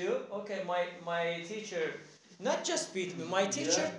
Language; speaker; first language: English; non-native, learner; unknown